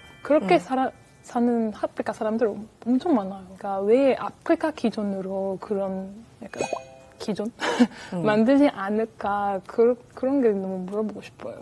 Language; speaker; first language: Korean; non-native, fluent; French